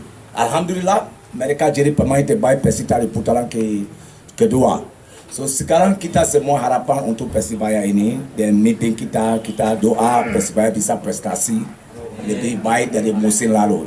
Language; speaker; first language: Indonesian; non-native, fluent; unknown